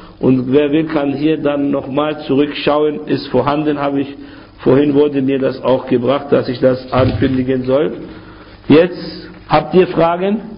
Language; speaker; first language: German; non-native, fluent; Arabic